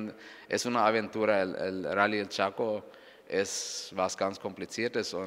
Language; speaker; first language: German; non-native, local second language; Spanish